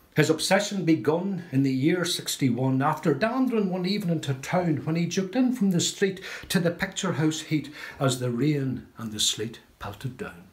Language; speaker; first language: English; native; English